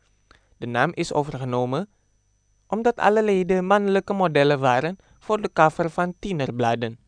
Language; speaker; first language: Dutch; non-native, fluent; Indonesian